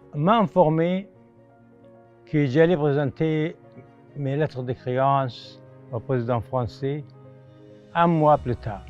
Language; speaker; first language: French; non-native, fluent; Arabic